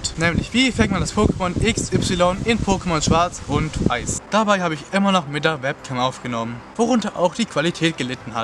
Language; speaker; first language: German; native; German